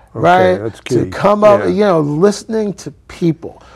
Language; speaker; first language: English; native; English